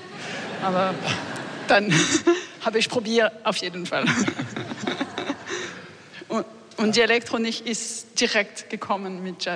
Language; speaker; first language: German; non-native, learner; French